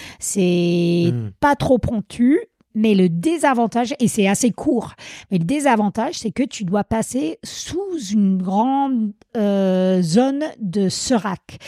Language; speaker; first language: French; non-native, fluent; English